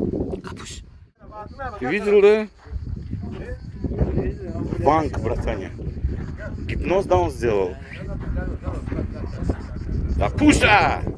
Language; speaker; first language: Russian; native; Russian